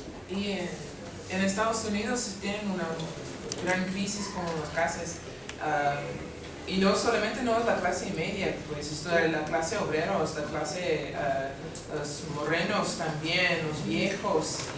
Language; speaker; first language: Spanish; non-native, learner; English